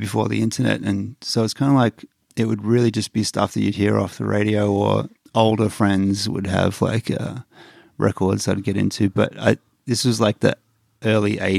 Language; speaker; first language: English; native; English